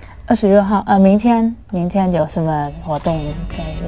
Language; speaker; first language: Chinese; non-native, learner; Thai